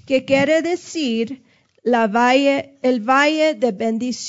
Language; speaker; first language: Spanish; non-native, fluent; English